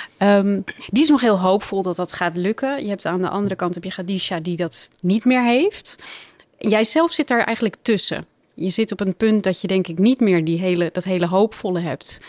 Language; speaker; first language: Dutch; native; Dutch